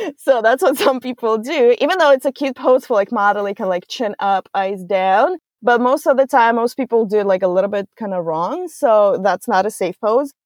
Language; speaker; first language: English; non-native, fluent; Russian